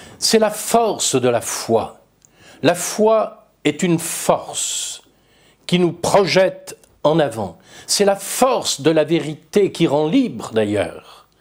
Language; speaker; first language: French; native; French